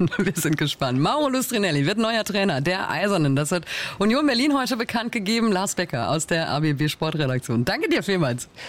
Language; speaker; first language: German; native; German